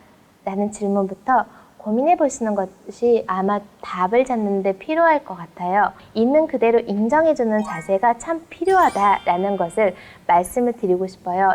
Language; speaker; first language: Korean; non-native, fluent; Mongolian